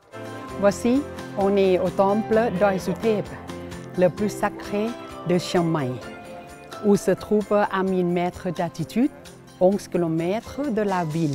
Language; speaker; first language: French; non-native, learner; Thai